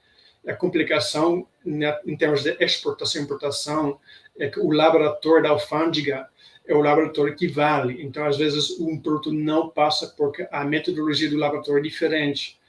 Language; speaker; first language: Portuguese; non-native, fluent; Dutch